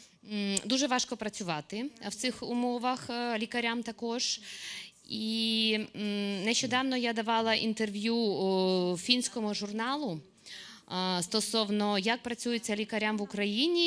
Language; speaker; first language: Ukrainian; native; Ukrainian